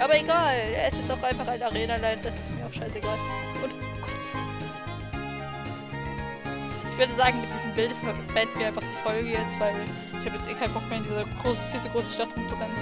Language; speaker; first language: German; native; German